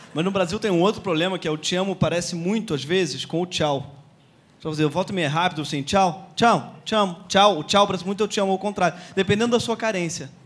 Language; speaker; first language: Portuguese; native; Portuguese